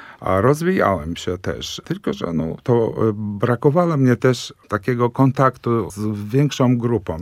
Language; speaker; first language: Polish; early bilingual, heritage; Polish